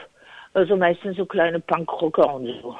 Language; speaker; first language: German; non-native, fluent; French